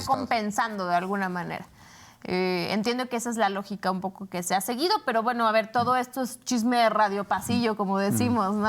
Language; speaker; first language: Spanish; native; Spanish